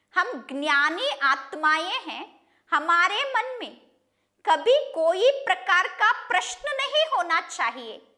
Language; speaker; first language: Hindi; non-native, local second language; Kannada